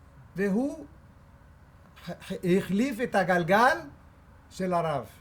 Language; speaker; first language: Hebrew; non-native, fluent; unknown